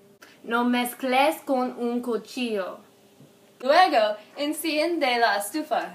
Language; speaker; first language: Spanish; non-native, learner; English